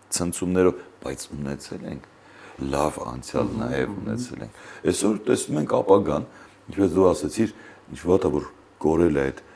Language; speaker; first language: Armenian; native; Armenian